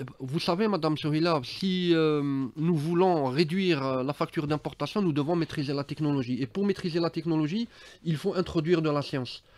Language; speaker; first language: French; non-native, local second language; Arabic